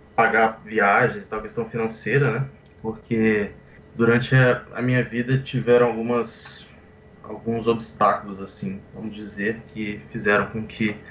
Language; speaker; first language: Portuguese; native; Portuguese